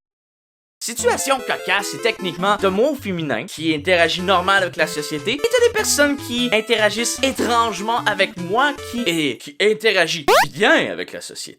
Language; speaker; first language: French; native; French